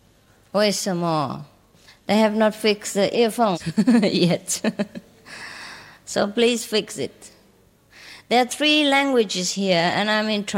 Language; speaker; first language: English; non-native, fluent; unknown